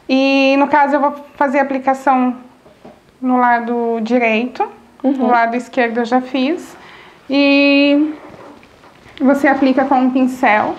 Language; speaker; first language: Portuguese; native; Portuguese